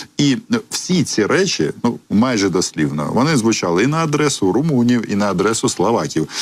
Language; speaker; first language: Ukrainian; native; Ukrainian